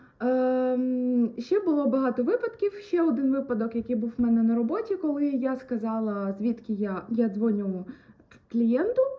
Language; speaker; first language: Ukrainian; native; Ukrainian